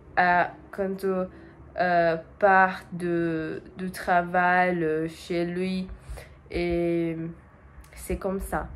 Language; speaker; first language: French; non-native, learner; Portuguese